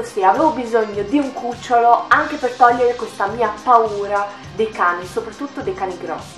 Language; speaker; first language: Italian; native; Italian